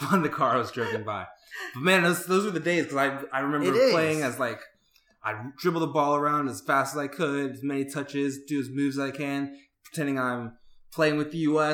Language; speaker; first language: English; native; English